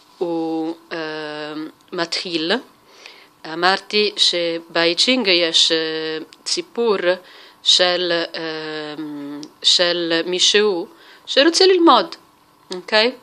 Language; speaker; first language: Hebrew; non-native, fluent; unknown